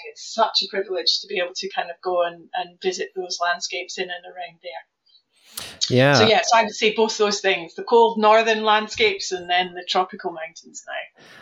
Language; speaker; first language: English; native; English